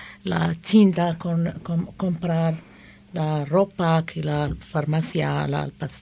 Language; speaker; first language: Spanish; non-native, learner; Arabic